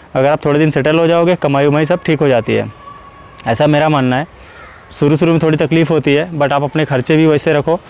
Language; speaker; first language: Hindi; native; Hindi